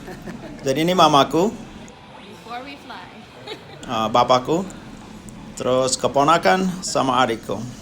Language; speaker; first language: Indonesian; non-native, local second language; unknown